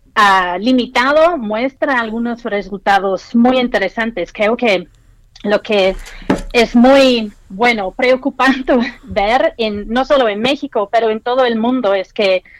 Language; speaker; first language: Spanish; non-native, fluent; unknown